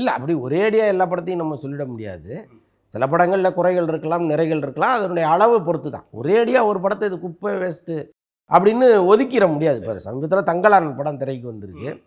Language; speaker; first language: Tamil; native; Tamil